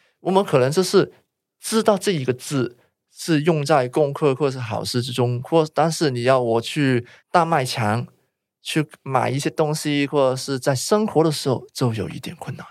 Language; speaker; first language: Chinese; non-native, local second language; Cantonese